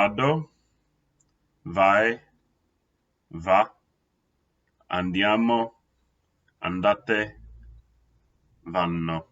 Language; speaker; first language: Italian; non-native, fluent; English